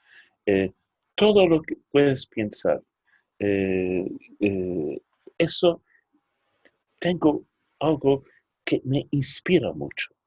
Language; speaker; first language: Spanish; early bilingual, heritage; Turkish